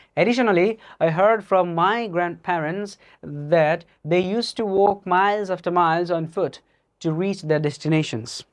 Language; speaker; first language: English; non-native, local second language; Bangla